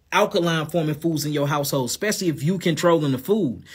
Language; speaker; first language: English; native; English